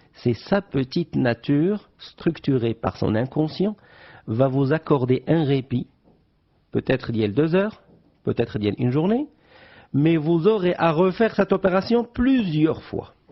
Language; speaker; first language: French; non-native, local second language; Arabic